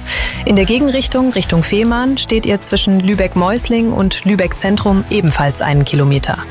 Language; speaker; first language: German; native; German